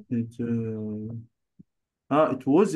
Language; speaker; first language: English; non-native, learner; Arabic